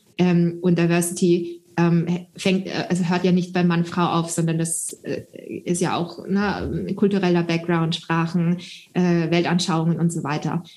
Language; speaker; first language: German; early bilingual, other home language; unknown